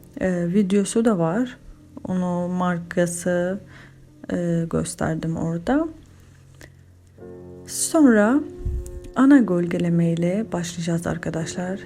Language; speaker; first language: Turkish; non-native, fluent; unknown